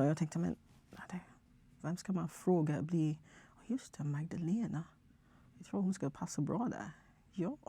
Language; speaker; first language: Swedish; non-native, fluent; English